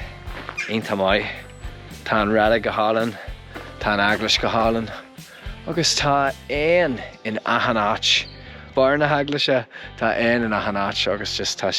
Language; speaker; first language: Irish; non-native, local second language; English